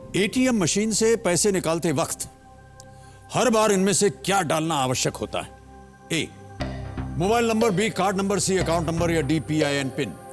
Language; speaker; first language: Hindi; native; Hindi